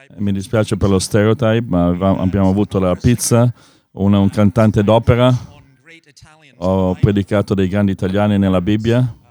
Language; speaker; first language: Italian; non-native, fluent; English